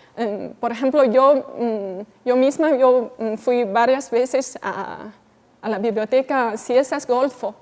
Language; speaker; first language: Spanish; non-native, fluent; Chinese